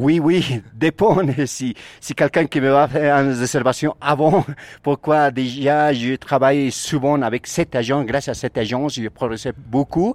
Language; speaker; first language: French; non-native, learner; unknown